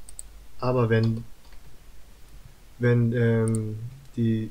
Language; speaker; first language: German; non-native, learner; Turkish